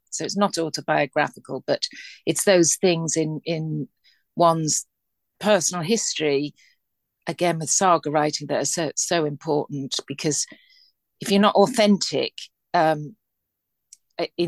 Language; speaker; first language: English; native; English